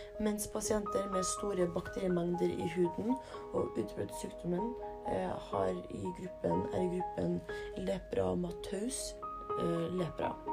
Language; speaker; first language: Norwegian; early bilingual, other home language; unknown